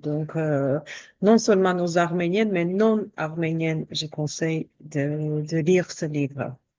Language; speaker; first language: French; non-native, fluent; Armenian